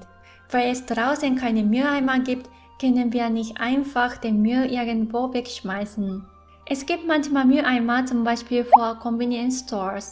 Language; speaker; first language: German; non-native, fluent; Japanese